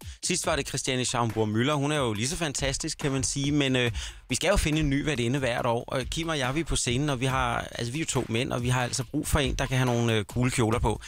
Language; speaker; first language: Danish; native; Danish